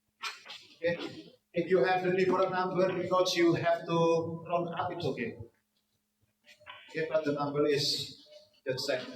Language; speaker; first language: English; non-native, learner; Indonesian